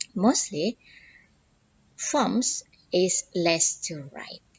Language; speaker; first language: English; non-native, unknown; Indonesian